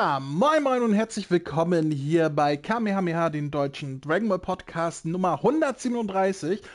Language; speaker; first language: German; native; German